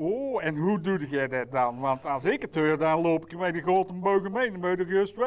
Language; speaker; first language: Dutch; native; Dutch